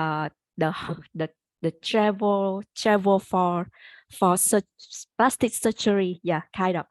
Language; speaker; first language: English; non-native, learner; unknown